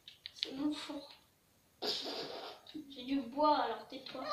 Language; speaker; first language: French; native; French